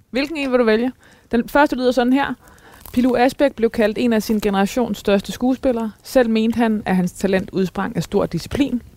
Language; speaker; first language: Danish; native; Danish